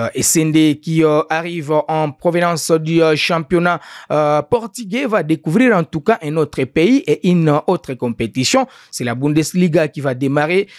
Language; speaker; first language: French; non-native, local second language; Swahili